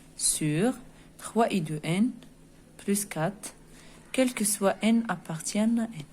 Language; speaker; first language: French; non-native, local second language; Arabic